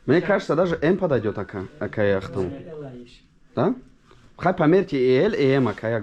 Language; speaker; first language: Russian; non-native, local second language; Tajik